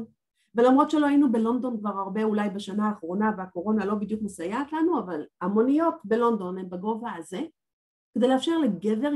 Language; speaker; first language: Hebrew; native; Hebrew